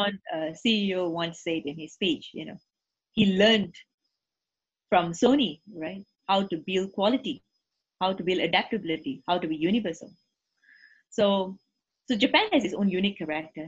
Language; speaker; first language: English; native; English